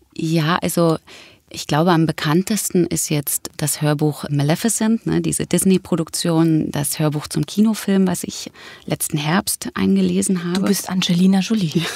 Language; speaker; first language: German; native; German